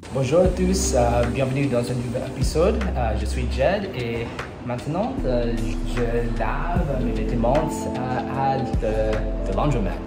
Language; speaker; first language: French; non-native, learner; English